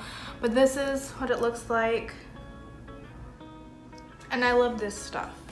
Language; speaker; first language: English; native; English